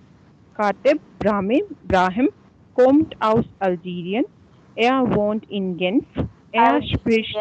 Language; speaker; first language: German; non-native, learner; Hindi